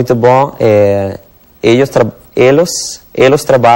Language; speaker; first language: Portuguese; non-native, learner; Italian